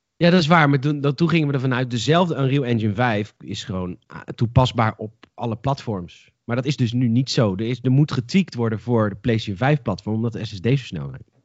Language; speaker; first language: Dutch; native; Dutch